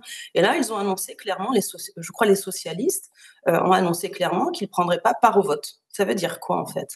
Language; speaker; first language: French; native; French